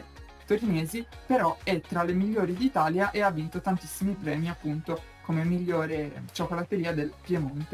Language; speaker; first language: Italian; native; Italian